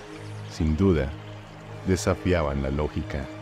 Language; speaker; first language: Spanish; native; Spanish